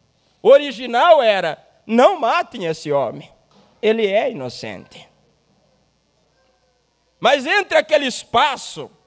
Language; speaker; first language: Portuguese; native; Portuguese